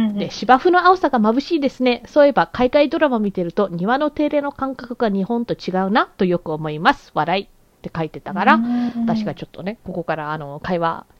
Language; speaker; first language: Japanese; early bilingual, other home language; English